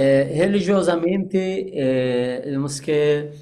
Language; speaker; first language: Portuguese; non-native, fluent; Persian